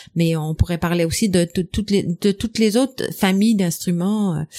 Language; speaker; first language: French; non-native, fluent; English